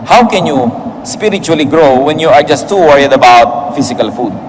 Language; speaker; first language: English; non-native, local second language; Filipino